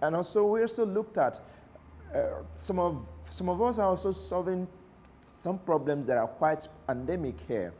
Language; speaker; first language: English; non-native, local second language; Igbo